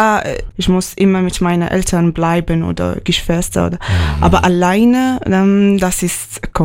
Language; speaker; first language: German; non-native, learner; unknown